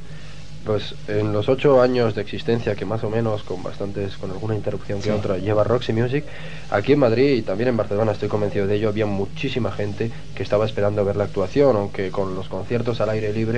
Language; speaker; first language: Spanish; native; Spanish